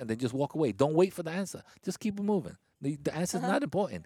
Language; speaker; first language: English; early bilingual, other home language; Spanish